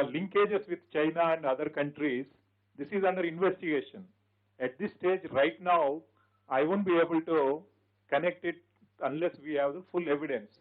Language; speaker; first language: English; non-native, local second language; Telugu